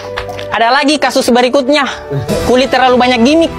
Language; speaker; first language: Indonesian; native; Indonesian